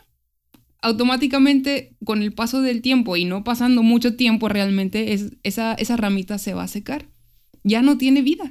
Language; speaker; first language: Spanish; native; Spanish